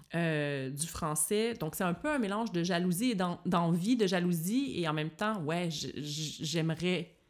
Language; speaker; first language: French; native; French